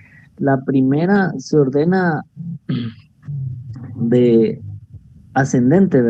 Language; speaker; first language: Spanish; native; Spanish